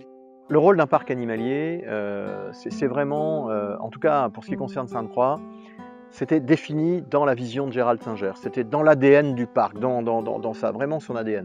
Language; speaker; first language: French; native; French